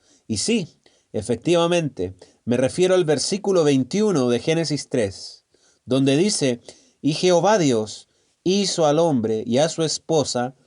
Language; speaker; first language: Spanish; native; Spanish